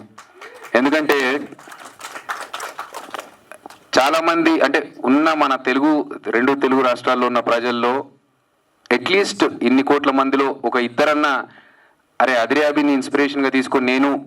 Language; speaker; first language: Telugu; native; Telugu